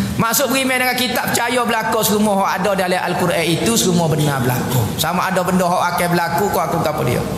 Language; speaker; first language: Malay; native; Malay